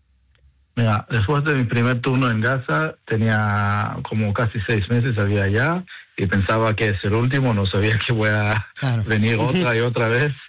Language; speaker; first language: Spanish; non-native, learner; Hebrew